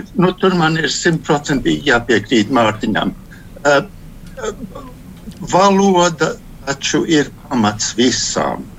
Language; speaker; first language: Latvian; early bilingual, heritage; Latvian